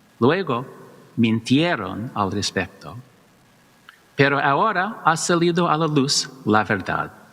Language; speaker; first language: Spanish; non-native, learner; English